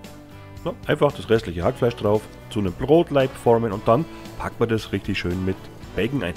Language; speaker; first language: German; native; German